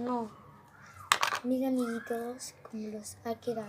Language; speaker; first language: Spanish; native; Spanish